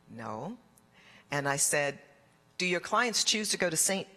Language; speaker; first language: English; native; English